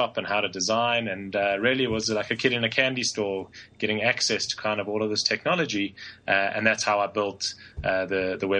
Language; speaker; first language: English; native; English